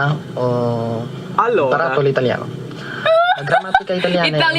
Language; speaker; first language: Italian; non-native, learner; Filipino